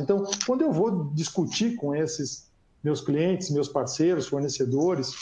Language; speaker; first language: Portuguese; native; Portuguese